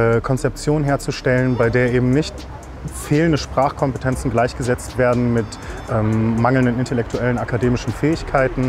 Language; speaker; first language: German; native; German